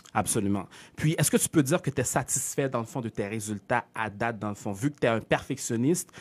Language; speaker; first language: French; native; French